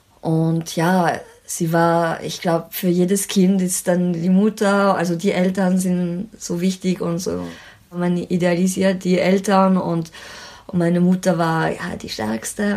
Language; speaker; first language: German; non-native, fluent; French